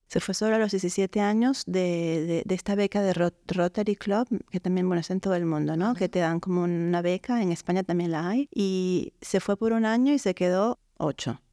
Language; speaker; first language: Spanish; native; Spanish